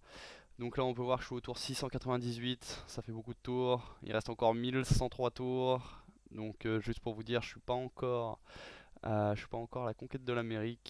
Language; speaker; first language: French; native; French